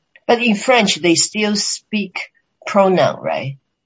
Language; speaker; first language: English; non-native, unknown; Chinese